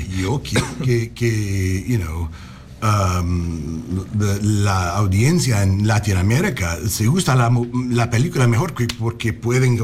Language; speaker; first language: Spanish; non-native, learner; English